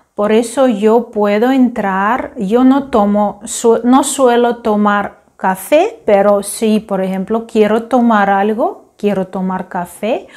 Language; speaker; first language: Spanish; non-native, fluent; Ukrainian